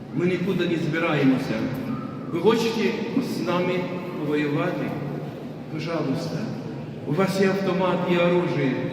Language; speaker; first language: Ukrainian; non-native, local second language; Russian